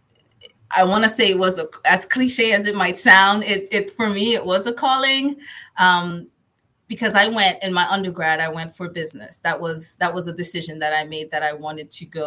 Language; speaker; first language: English; early bilingual, other home language; Haitian Creole